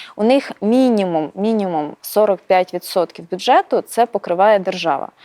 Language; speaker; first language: Ukrainian; native; Ukrainian